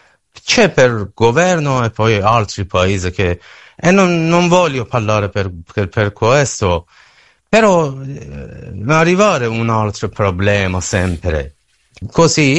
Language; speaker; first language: Italian; non-native, learner; Persian